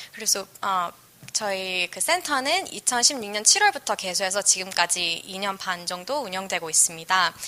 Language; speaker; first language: Korean; native; Korean